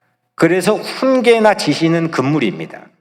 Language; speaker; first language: Korean; native; Korean